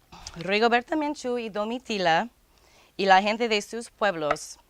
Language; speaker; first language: Spanish; non-native, fluent; English